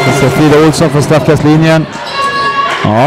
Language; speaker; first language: Swedish; native; Swedish